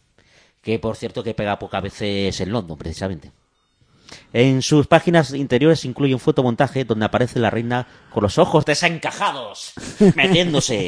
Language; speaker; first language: Spanish; native; Spanish